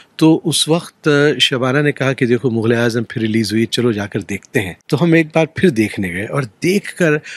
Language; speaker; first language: Hindi; native; Hindi